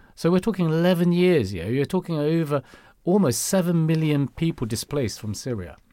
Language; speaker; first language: English; non-native, local second language; Cantonese